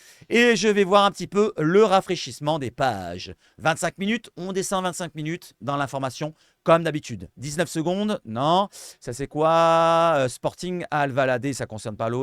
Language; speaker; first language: French; native; French